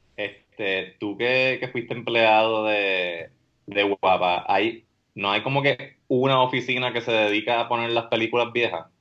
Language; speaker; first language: Spanish; native; Spanish